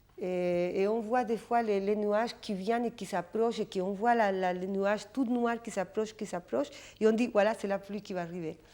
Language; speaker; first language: French; non-native, fluent; Spanish